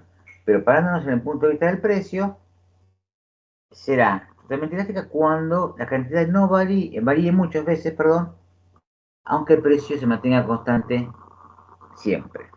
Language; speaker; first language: Spanish; native; Spanish